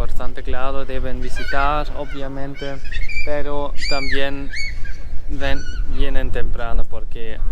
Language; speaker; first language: Spanish; non-native, fluent; German